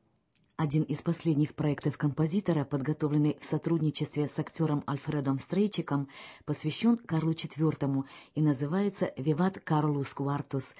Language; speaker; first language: Russian; native; Russian